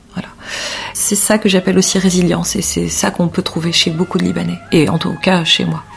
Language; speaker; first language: French; early bilingual, other home language; Arabic